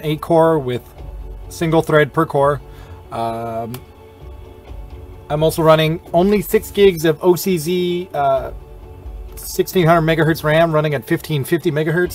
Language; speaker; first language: English; native; English